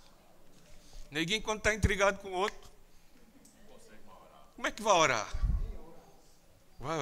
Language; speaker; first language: Portuguese; native; Portuguese